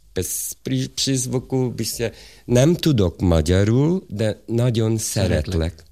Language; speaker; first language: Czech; non-native, local second language; Hungarian